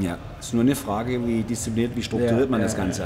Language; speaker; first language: German; native; German